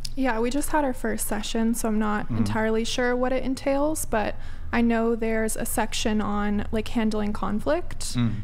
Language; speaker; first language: English; native; English